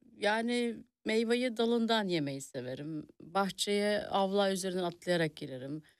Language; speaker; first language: Turkish; early bilingual, heritage; Turkish